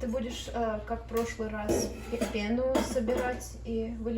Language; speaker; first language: Russian; early bilingual, heritage; Russian